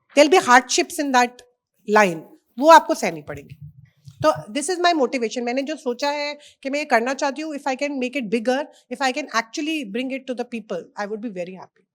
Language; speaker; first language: Hindi; native; Hindi